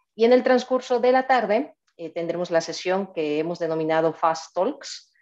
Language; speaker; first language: Spanish; native; Spanish